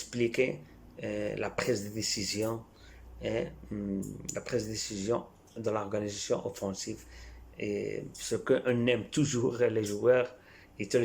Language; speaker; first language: French; non-native, fluent; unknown